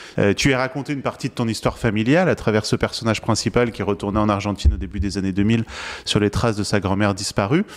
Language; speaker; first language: French; native; French